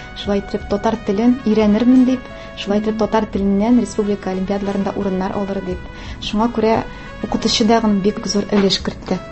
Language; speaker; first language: Tatar; non-native, local second language; Russian